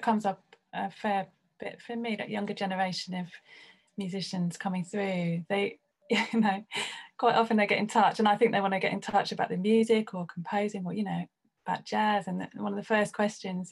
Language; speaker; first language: English; native; English